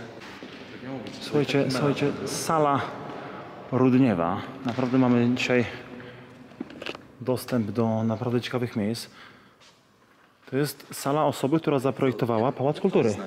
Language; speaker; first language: Polish; native; Polish